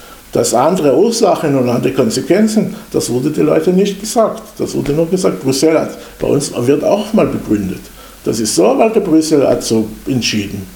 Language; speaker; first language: German; non-native, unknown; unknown